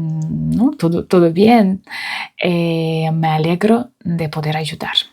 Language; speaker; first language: Spanish; non-native, fluent; Russian